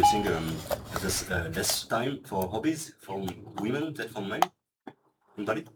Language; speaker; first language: English; non-native, fluent; French